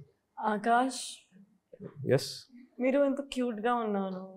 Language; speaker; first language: Telugu; non-native, learner; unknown